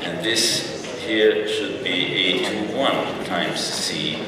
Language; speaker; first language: English; non-native, fluent; German